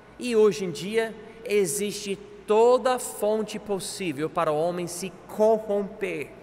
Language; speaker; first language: Portuguese; non-native, fluent; English